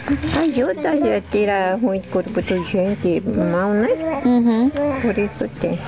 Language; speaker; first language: Portuguese; non-native, local second language; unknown